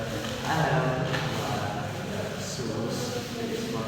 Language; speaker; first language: English; non-native, learner; Indonesian